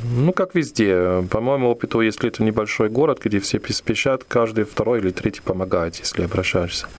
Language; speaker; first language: Russian; non-native, fluent; German